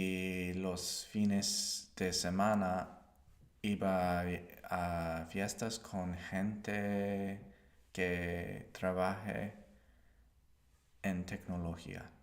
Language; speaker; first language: Spanish; non-native, learner; English